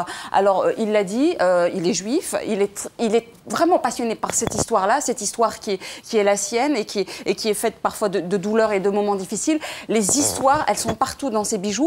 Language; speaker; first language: French; native; French